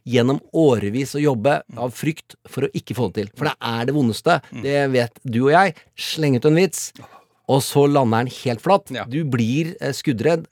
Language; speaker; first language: Norwegian; native; Norwegian